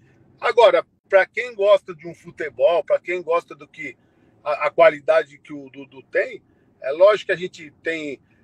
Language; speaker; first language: Portuguese; native; Portuguese